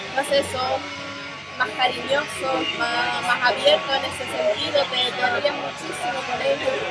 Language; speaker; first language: Spanish; early bilingual, other home language; German